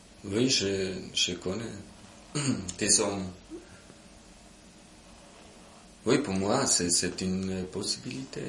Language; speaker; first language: French; non-native, local second language; German